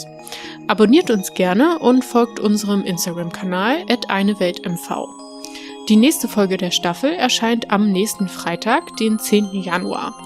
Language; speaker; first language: German; native; German